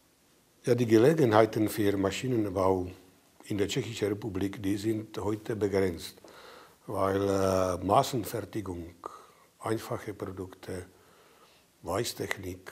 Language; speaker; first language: German; non-native, fluent; Czech